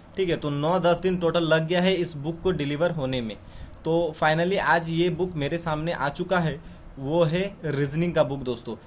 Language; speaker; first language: Hindi; native; Hindi